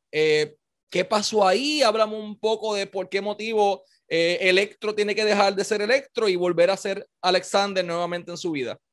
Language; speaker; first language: Spanish; native; Spanish